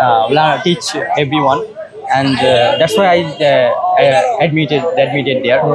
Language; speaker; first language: English; non-native, learner; Bangla